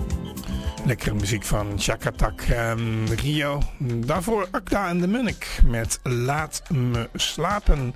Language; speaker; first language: Dutch; native; Dutch